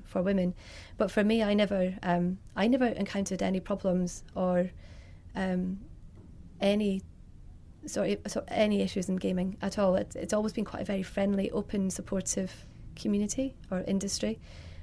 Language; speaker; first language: English; native; English